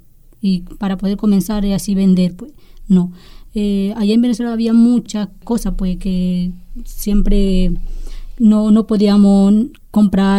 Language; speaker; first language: Spanish; non-native, local second language; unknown